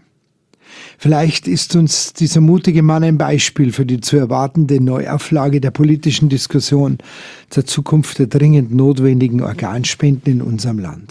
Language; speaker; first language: German; native; German